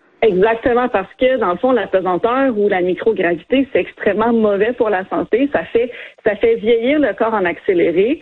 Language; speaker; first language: French; native; French